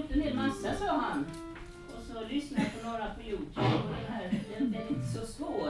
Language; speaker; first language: Swedish; native; Swedish